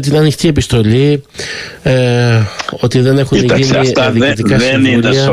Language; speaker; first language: Greek; early bilingual, heritage; Greek